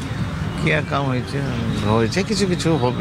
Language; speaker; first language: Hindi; non-native, local second language; Bangla